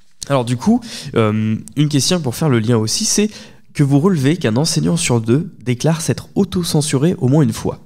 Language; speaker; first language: French; native; French